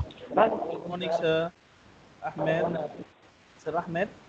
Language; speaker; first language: English; non-native, learner; Indonesian